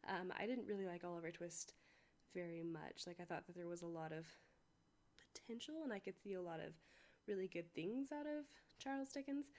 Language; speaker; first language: English; native; English